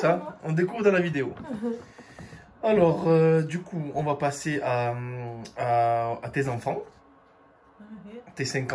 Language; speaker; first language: French; native; French